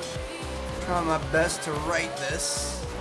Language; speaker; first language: English; native; English